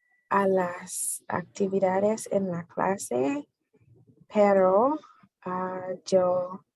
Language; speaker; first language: Spanish; non-native, learner; English